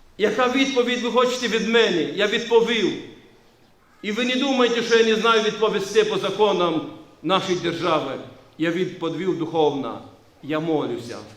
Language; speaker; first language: Ukrainian; non-native, local second language; Romanian